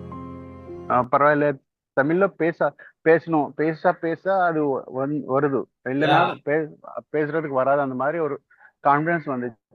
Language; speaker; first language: Tamil; non-native, learner; Telugu